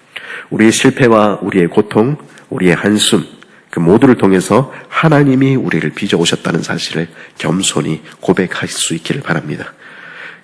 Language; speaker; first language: Korean; native; Korean